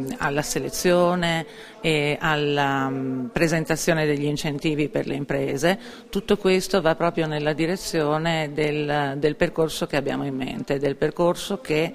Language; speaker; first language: Italian; native; Italian